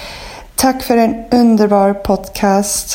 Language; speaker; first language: Swedish; non-native, fluent; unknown